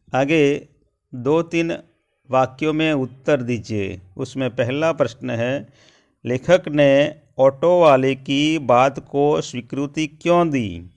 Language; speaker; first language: Hindi; non-native, local second language; Gujarati